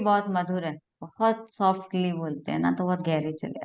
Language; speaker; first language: Hindi; native; Hindi